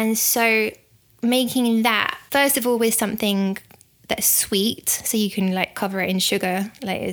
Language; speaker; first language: English; native; English